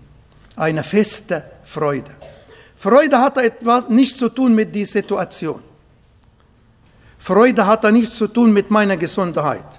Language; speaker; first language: German; non-native, fluent; Arabic